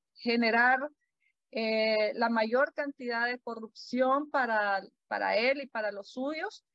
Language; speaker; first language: Spanish; native; Spanish